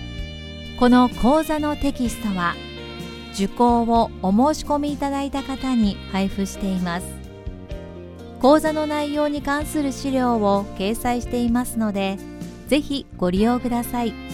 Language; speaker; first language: Japanese; native; Japanese